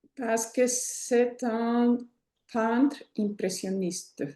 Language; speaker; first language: French; non-native, learner; Spanish